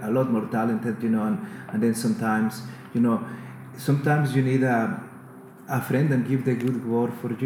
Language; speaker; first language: English; non-native, fluent; Spanish